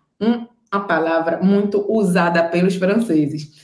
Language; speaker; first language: Portuguese; native; Portuguese